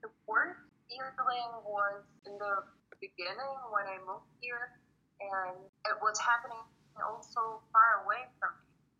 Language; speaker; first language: English; non-native, fluent; Ukrainian